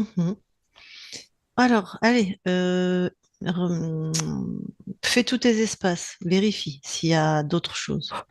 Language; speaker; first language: French; native; French